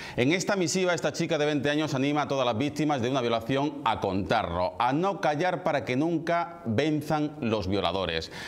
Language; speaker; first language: Spanish; native; Spanish